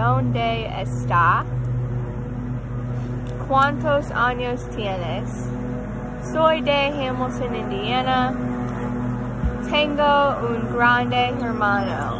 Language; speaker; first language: Spanish; non-native, learner; English